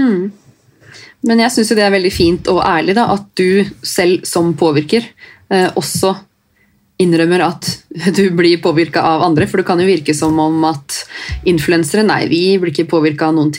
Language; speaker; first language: Norwegian; native; Norwegian